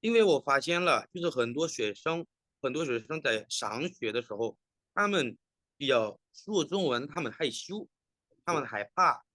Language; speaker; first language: Chinese; non-native, fluent; Indonesian